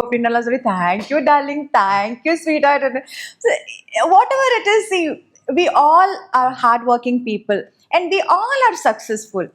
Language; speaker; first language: English; non-native, local second language; Tamil